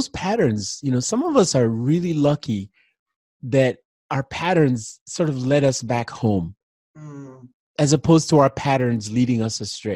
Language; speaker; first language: English; non-native, local second language; Igbo